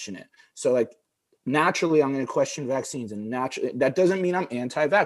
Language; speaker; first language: English; early bilingual, other home language; Arabic